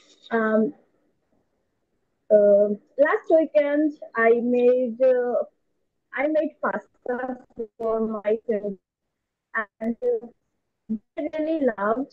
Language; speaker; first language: English; non-native, learner; Bangla